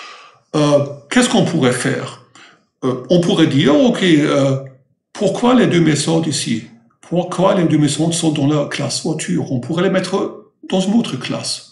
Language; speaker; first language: French; non-native, fluent; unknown